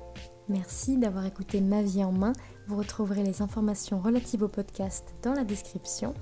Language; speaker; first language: French; native; French